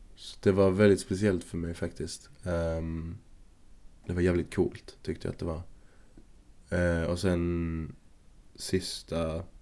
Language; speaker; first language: Swedish; early bilingual, other home language; Arabic